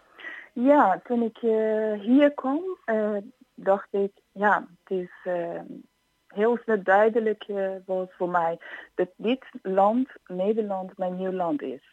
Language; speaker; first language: Dutch; non-native, fluent; Persian